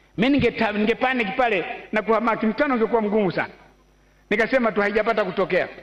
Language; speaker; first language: Swahili; native; Swahili